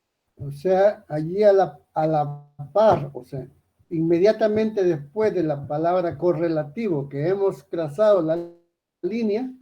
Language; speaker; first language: Spanish; native; Spanish